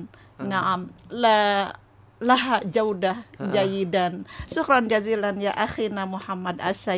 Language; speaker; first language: Arabic; non-native, fluent; Indonesian